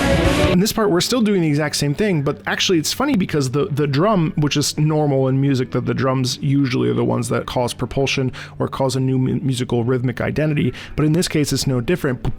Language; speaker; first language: English; native; English